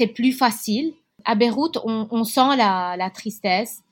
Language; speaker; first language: French; non-native, local second language; Arabic